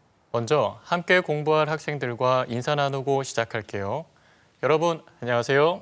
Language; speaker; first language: Korean; native; Korean